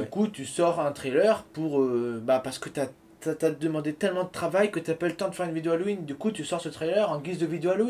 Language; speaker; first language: French; native; French